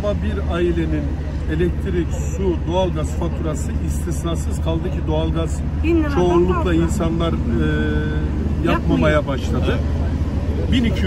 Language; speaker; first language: Turkish; native; Turkish